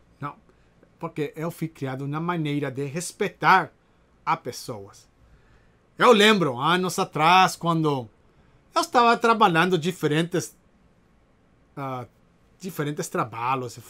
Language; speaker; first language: Portuguese; non-native, learner; Spanish